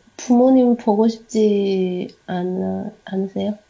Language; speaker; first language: Korean; non-native, learner; Chinese